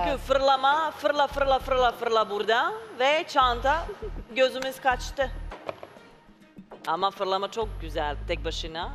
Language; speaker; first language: Turkish; non-native, fluent; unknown